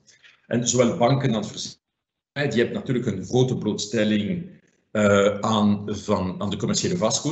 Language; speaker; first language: Dutch; non-native, fluent; French